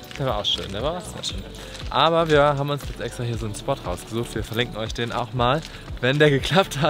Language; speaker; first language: German; native; German